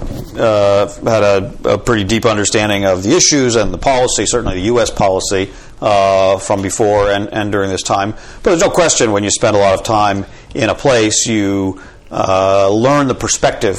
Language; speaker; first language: English; native; English